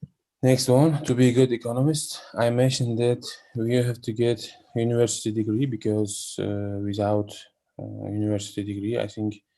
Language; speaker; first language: English; non-native, learner; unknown